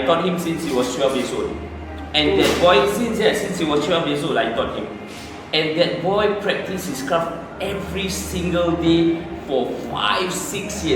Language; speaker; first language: English; non-native, local second language; Malay